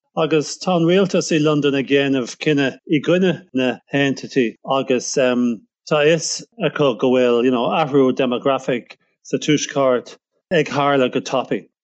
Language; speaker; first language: Irish; non-native, local second language; English